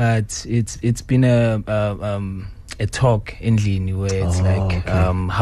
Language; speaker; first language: English; non-native, local second language; Zulu